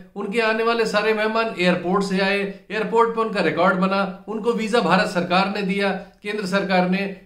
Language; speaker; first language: Hindi; native; Hindi